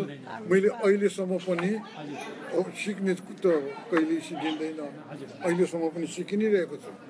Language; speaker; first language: Nepali; non-native, local second language; Newari